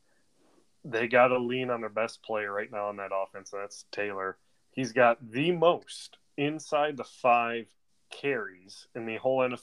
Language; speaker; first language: English; native; English